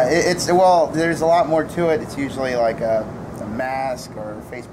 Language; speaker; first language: English; native; English